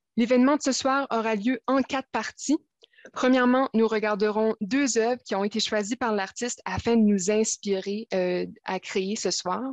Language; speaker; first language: French; native; French